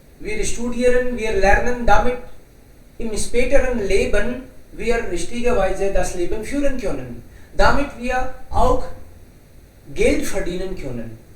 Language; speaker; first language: German; non-native, learner; Hindi